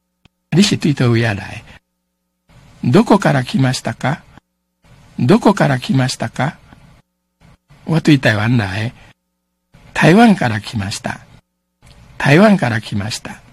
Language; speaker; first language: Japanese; non-native, fluent; Min Nan Chinese